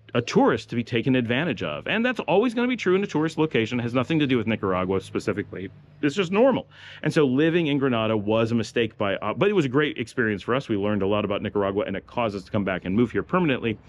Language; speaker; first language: English; native; English